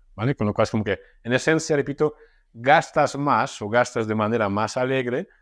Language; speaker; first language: Spanish; non-native, fluent; Russian